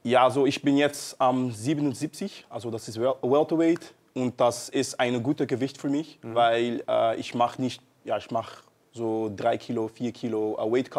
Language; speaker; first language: German; non-native, learner; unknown